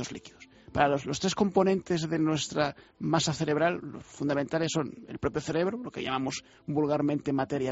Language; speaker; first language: Spanish; native; Spanish